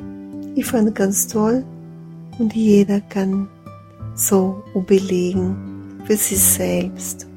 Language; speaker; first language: German; non-native, fluent; Portuguese